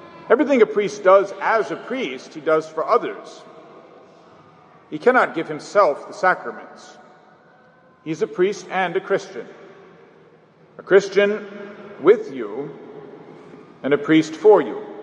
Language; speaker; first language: English; native; English